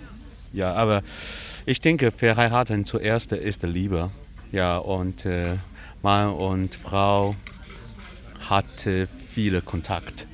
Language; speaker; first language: German; non-native, learner; Chinese